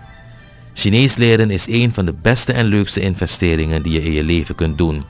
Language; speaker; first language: Dutch; native; Dutch